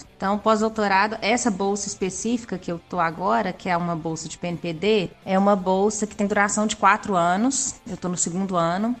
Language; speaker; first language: Portuguese; native; Portuguese